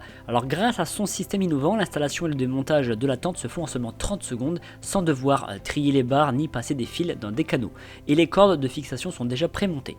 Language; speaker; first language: French; native; French